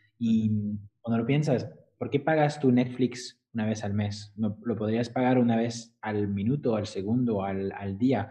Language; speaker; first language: Spanish; non-native, fluent; French